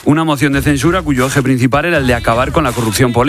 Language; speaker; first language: Spanish; native; Spanish